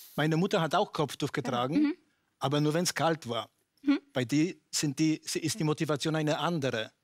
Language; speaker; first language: German; non-native, fluent; Polish